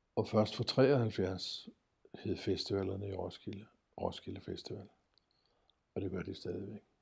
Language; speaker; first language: Danish; native; Danish